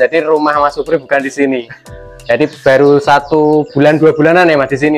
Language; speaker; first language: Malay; non-native, local second language; Javanese